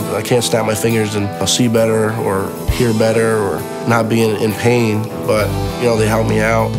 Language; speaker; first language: English; native; English